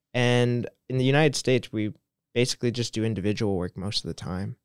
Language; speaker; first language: English; native; English